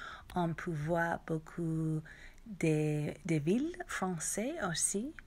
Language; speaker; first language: French; non-native, learner; English